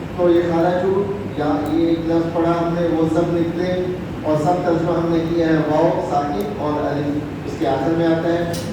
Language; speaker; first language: Urdu; native; Urdu